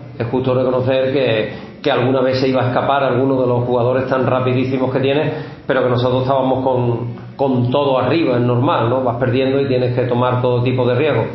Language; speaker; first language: Spanish; native; Spanish